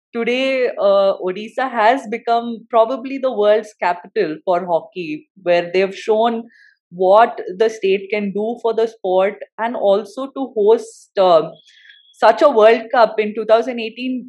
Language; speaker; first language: English; non-native, local second language; Hindi